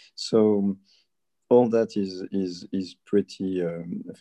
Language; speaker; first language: English; early bilingual, other home language; Spanish